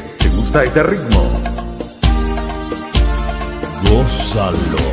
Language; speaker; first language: Spanish; native; Spanish